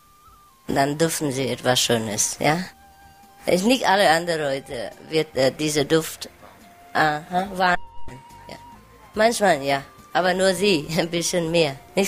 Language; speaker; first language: German; non-native, learner; Vietnamese